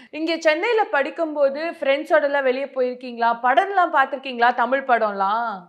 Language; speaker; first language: Tamil; native; Tamil